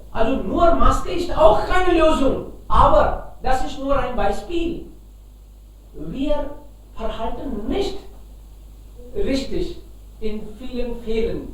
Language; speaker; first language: German; non-native, fluent; Hindi